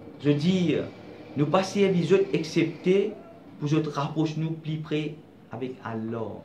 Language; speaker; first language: French; non-native, local second language; Morisyen